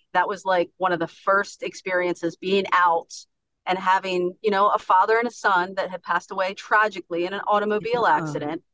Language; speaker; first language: English; native; English